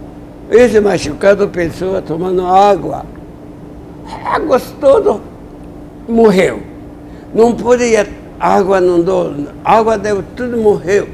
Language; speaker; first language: Portuguese; non-native, learner; Japanese